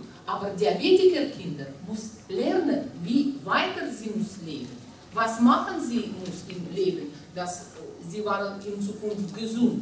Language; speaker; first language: German; non-native, learner; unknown